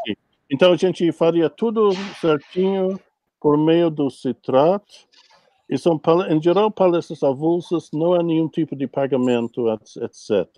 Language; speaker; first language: Portuguese; non-native, fluent; English